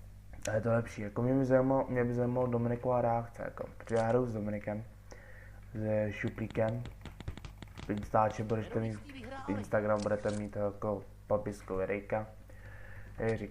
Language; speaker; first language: Czech; native; Czech